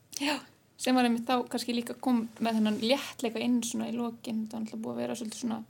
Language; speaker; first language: Icelandic; native; Icelandic